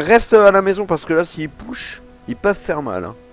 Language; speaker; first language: French; native; French